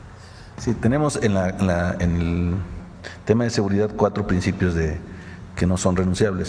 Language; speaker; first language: Spanish; native; Spanish